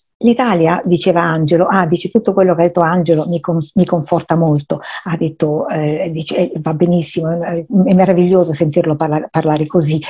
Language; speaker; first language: Italian; native; Italian